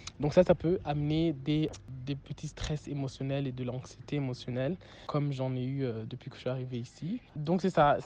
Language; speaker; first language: French; non-native, local second language; Kinyarwanda